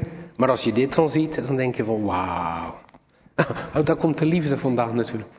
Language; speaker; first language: Dutch; native; Dutch